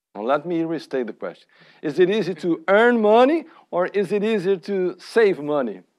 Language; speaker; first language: English; non-native, fluent; Portuguese